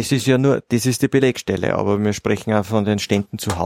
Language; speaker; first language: German; native; German